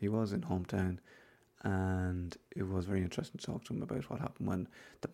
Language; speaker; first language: English; native; English